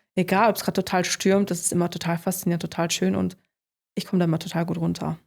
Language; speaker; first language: German; native; German